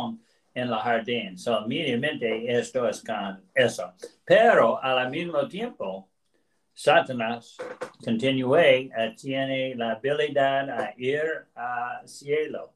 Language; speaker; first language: Spanish; non-native, learner; English